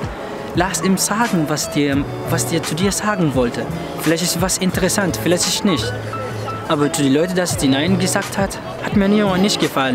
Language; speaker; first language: German; non-native, learner; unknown